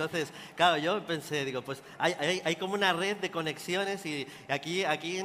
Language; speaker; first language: Spanish; native; Spanish